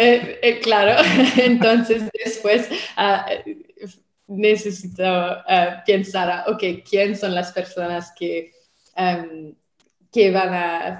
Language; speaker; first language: Spanish; non-native, learner; French